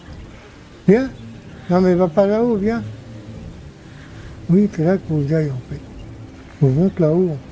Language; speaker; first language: French; native; French